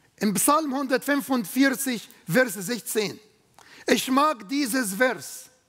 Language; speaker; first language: German; non-native, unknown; Arabic